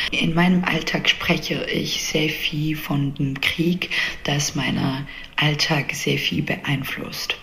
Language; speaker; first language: German; non-native, fluent; Russian